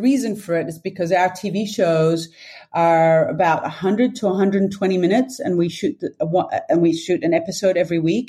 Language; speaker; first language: English; native; English